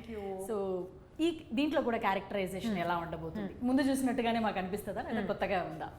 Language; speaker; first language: Telugu; native; Telugu